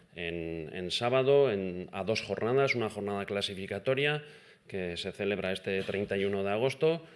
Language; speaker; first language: Spanish; non-native, local second language; Basque